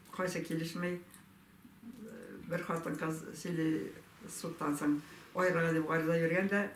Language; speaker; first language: Tatar; native; Tatar